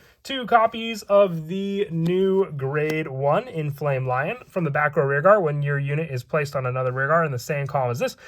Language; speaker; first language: English; native; English